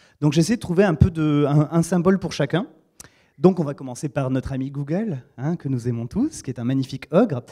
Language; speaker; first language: French; native; French